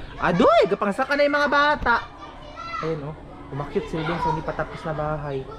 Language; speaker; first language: Filipino; non-native, local second language; Cebuano